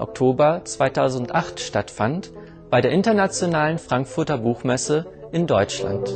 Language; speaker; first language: German; native; German